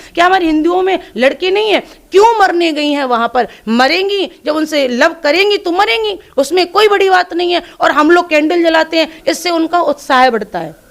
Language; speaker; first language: Hindi; native; Hindi